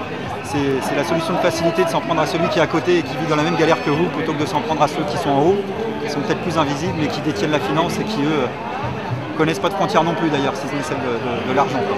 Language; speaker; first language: French; native; French